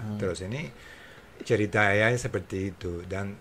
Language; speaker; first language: Indonesian; non-native, fluent; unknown